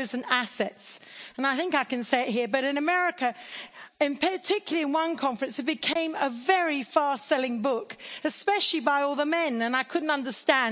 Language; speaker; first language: English; native; English